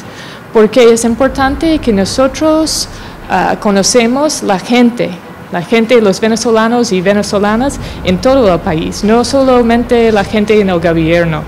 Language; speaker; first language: Spanish; non-native, fluent; English